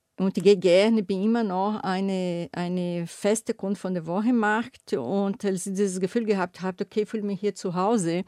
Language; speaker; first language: German; non-native, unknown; Portuguese